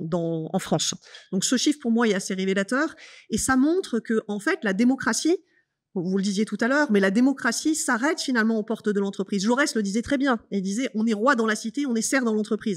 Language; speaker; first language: French; native; French